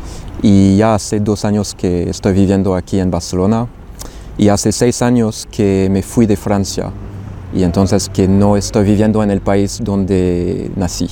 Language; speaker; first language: Spanish; non-native, fluent; French